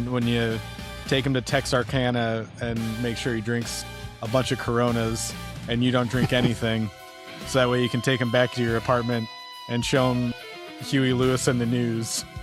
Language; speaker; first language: English; native; English